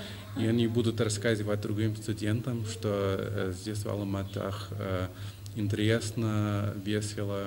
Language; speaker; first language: Russian; non-native, fluent; English